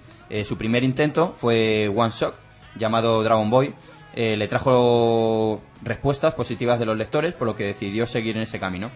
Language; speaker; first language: Spanish; native; Spanish